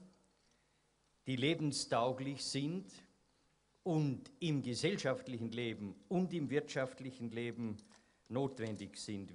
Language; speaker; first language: German; native; German